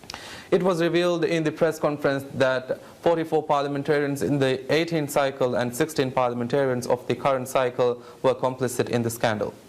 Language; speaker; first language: English; non-native, local second language; Divehi